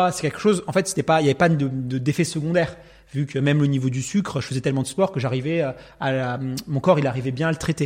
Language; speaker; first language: French; native; French